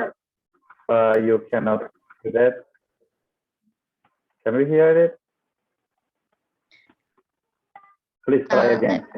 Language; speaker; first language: English; non-native, fluent; Indonesian